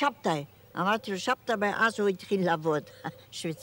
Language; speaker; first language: Hebrew; non-native, fluent; German